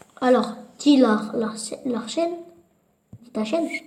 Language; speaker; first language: French; native; French